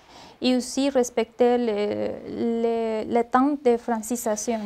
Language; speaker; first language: French; non-native, learner; Spanish